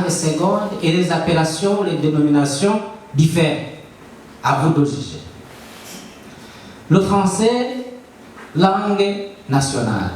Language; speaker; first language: French; non-native, local second language; Rundi